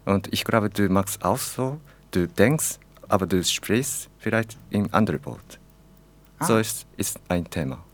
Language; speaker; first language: German; non-native, learner; Japanese